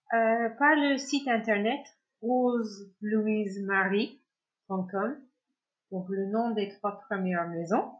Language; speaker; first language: French; non-native, fluent; English